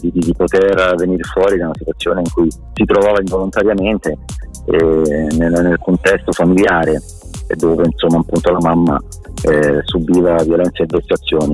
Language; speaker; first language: Italian; native; Italian